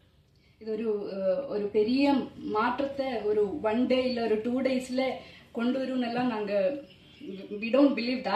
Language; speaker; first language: Tamil; non-native, fluent; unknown